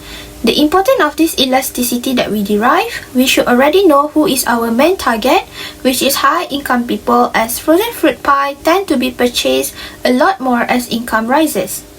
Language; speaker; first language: English; non-native, local second language; Malay